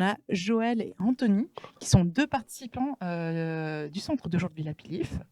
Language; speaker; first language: French; native; French